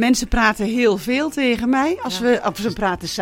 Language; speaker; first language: Dutch; native; Dutch